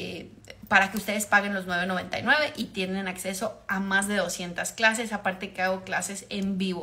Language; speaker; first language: Spanish; native; Spanish